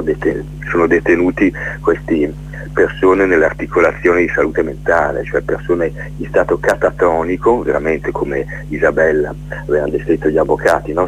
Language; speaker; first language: Italian; native; Italian